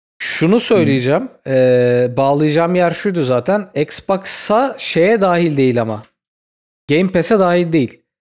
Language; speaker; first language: Turkish; native; Turkish